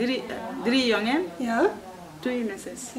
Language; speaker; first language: Dutch; non-native, learner; Fula